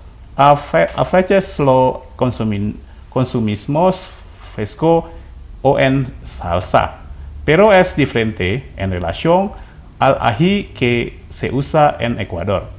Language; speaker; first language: Spanish; non-native, fluent; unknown